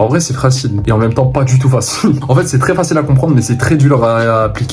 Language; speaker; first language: French; native; French